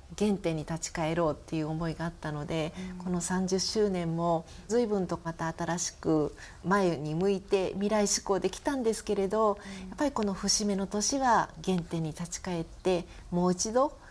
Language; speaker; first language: Japanese; native; Japanese